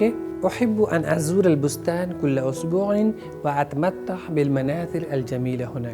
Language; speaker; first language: Arabic; non-native, fluent; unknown